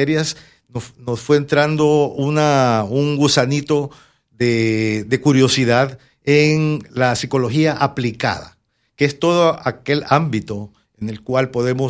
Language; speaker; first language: Spanish; native; Spanish